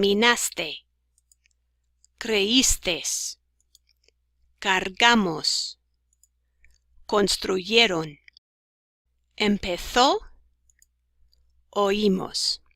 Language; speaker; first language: Spanish; non-native, fluent; English